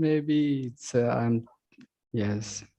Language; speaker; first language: English; non-native, local second language; Urdu